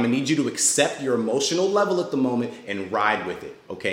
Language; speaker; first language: English; native; English